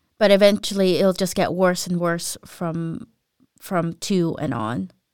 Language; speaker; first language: English; early bilingual, other home language; Filipino